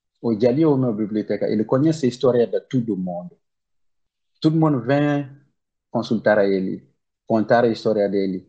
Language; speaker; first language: Portuguese; non-native, learner; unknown